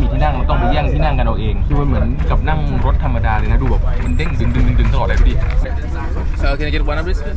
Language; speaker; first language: Thai; native; Thai